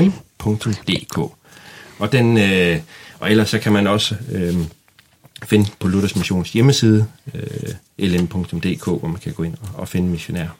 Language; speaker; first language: Danish; native; Danish